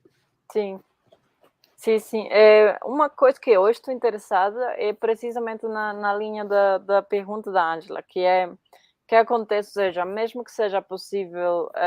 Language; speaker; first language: Portuguese; non-native, fluent; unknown